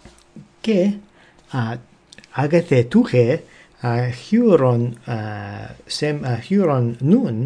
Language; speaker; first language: Greek; non-native, fluent; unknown